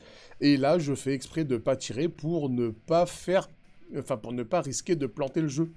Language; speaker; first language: French; native; French